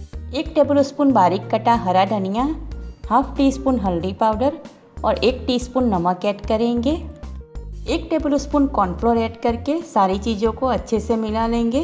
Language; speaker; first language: Hindi; non-native, local second language; Gujarati